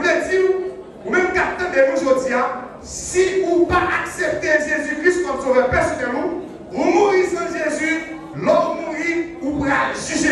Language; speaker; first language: French; non-native, local second language; Haitian Creole